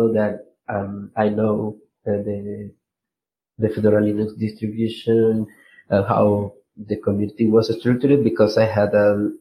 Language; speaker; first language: English; non-native, learner; Spanish